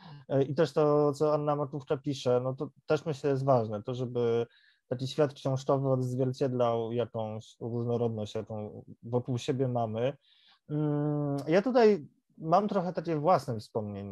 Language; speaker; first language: Polish; native; Polish